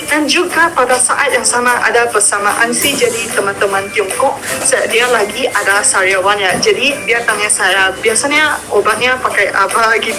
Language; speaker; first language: Indonesian; non-native, fluent; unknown